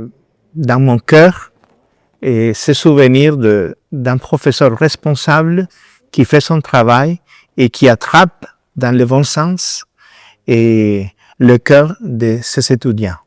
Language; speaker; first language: French; non-native, fluent; Spanish